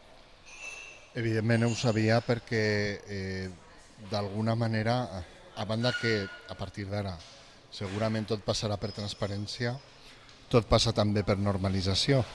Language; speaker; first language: Catalan; native; Catalan